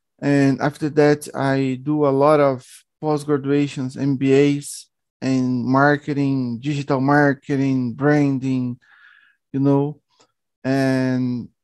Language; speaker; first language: English; non-native, learner; Portuguese